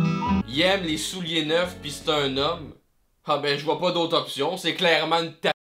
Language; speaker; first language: French; native; French